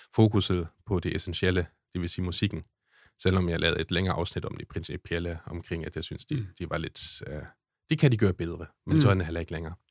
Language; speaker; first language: Danish; non-native, fluent; German